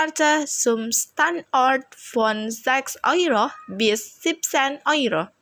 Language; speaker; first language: German; non-native, learner; Indonesian